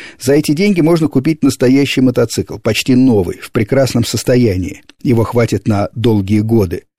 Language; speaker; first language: Russian; native; Russian